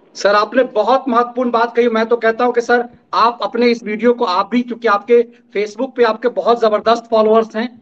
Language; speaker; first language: Hindi; native; Hindi